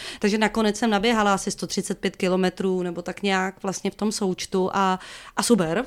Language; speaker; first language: Czech; native; Czech